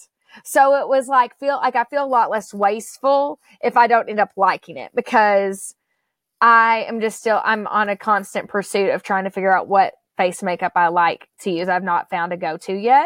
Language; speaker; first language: English; native; English